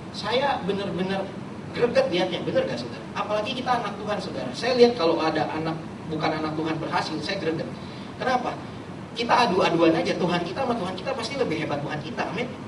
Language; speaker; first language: Indonesian; native; Indonesian